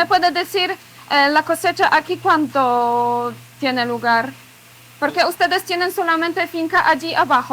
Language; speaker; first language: Spanish; non-native, learner; Polish